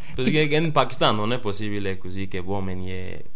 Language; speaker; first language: Italian; non-native, learner; Punjabi